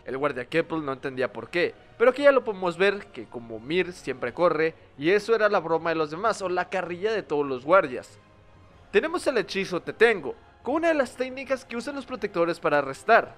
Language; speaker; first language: Spanish; native; Spanish